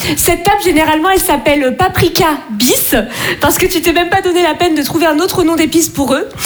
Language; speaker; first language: French; native; French